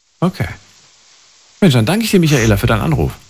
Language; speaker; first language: German; native; German